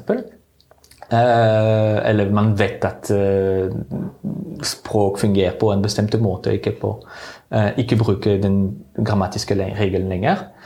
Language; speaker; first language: Norwegian; non-native, fluent; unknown